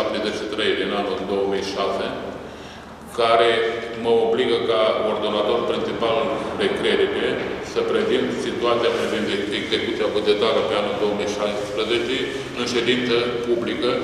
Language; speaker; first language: Romanian; native; Romanian